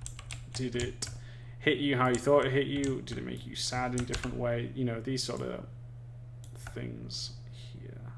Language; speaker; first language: English; native; English